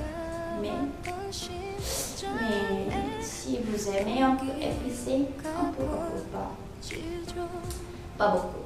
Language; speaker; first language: French; non-native, learner; Korean